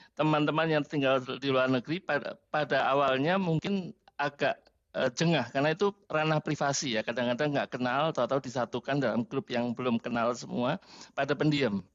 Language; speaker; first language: Indonesian; native; Indonesian